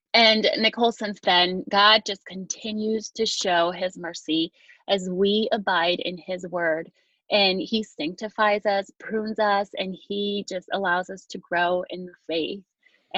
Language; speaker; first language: English; early bilingual, other home language; Spanish